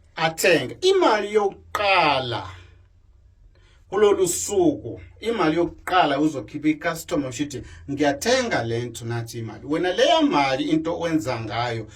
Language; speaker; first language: Zulu; native; Zulu